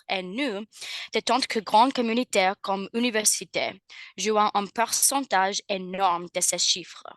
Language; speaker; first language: French; non-native, learner; English